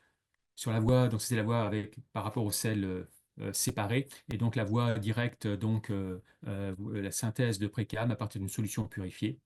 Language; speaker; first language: French; native; French